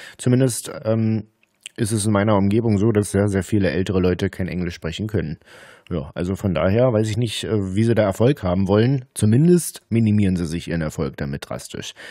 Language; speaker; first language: German; native; German